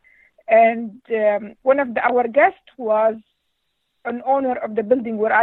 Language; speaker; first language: English; non-native, fluent; Arabic